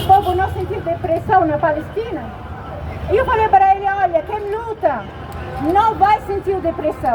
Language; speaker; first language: Portuguese; non-native, learner; Arabic